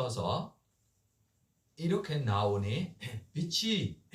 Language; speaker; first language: Korean; non-native, learner; Burmese